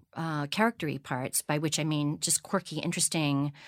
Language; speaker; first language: English; native; English